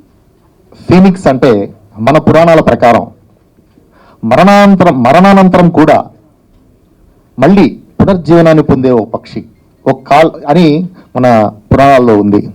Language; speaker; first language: Telugu; native; Telugu